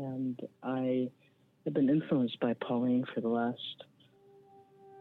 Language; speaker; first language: English; native; English